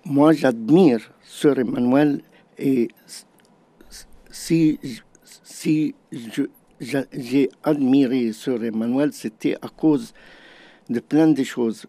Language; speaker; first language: French; non-native, fluent; Arabic